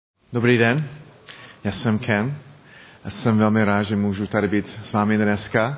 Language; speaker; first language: Czech; non-native, learner; English